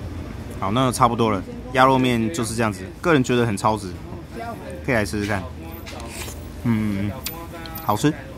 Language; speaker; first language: Chinese; native; Chinese